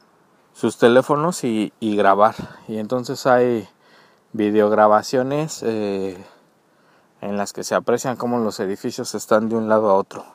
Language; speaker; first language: Spanish; native; Spanish